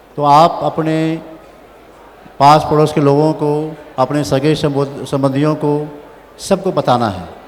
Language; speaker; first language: Hindi; native; Hindi